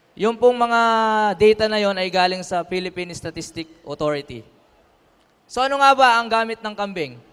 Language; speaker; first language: Filipino; native; Filipino